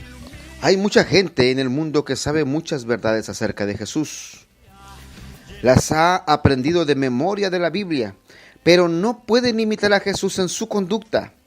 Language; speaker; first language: Spanish; native; Spanish